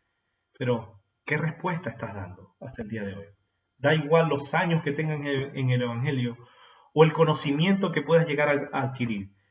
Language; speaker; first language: Spanish; native; Spanish